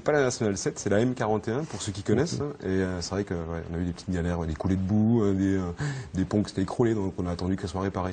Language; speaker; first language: French; native; French